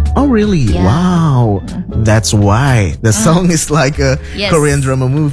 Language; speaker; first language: English; non-native, local second language; Indonesian